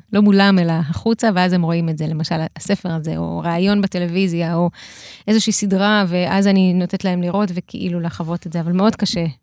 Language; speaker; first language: Hebrew; early bilingual, other home language; Russian